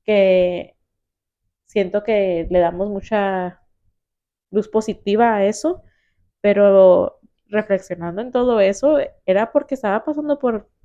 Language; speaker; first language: Spanish; early bilingual, heritage; Spanish